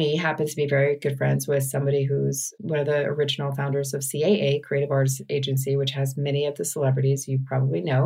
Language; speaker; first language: English; native; English